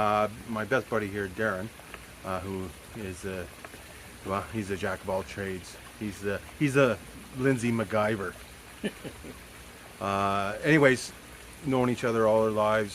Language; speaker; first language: English; native; English